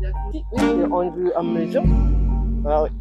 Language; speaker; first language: French; non-native, learner; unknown